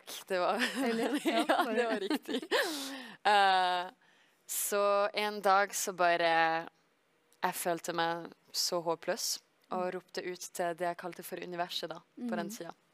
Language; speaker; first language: Norwegian; early bilingual, heritage; French